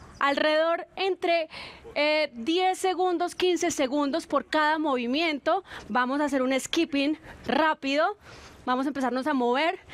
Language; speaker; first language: Spanish; native; Spanish